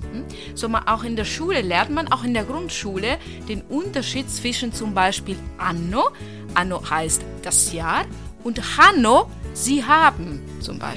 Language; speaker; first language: German; non-native, fluent; Italian